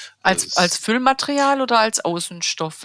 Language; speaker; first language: German; native; German